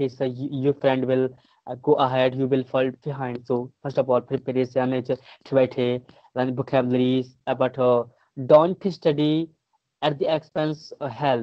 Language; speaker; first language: English; non-native, fluent; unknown